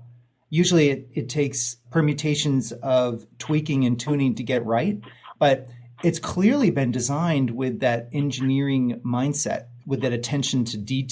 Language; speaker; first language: English; native; English